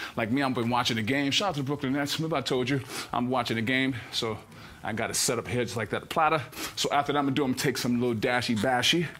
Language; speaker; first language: English; native; English